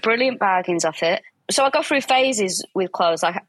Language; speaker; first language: English; native; English